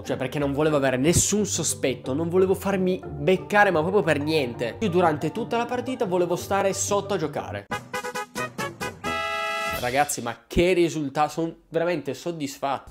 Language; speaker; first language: Italian; native; Italian